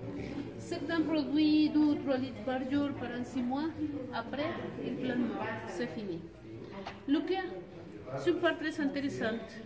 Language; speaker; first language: French; non-native, learner; Spanish